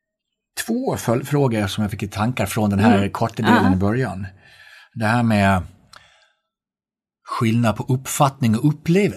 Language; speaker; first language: Swedish; native; Swedish